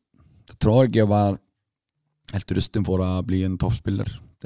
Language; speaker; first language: Norwegian; non-native, fluent; Icelandic